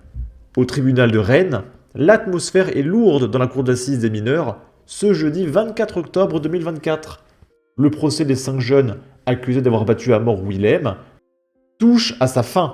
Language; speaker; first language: French; native; French